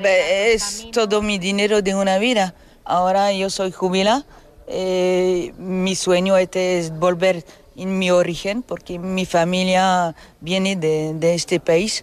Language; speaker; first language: Spanish; early bilingual, heritage; French